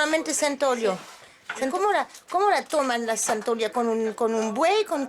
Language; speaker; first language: Spanish; non-native, learner; French